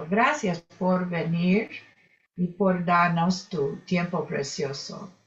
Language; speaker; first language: Spanish; non-native, fluent; English